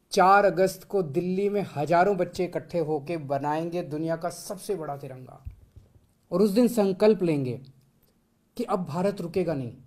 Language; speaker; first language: Hindi; native; Hindi